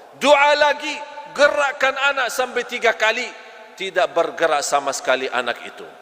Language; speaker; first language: Malay; non-native, fluent; Arabic